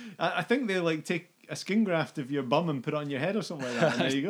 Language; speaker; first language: English; native; English